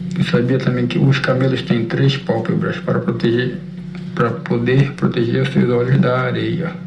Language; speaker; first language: Portuguese; native; Portuguese